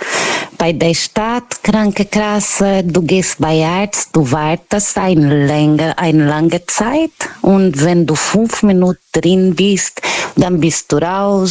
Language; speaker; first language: German; non-native, learner; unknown